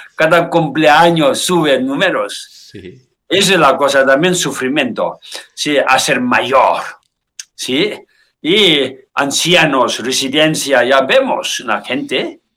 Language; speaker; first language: Spanish; non-native, learner; Tibetan